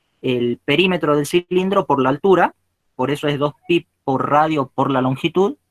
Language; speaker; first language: Spanish; native; Spanish